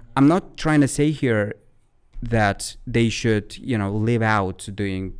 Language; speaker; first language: English; non-native, fluent; Uzbek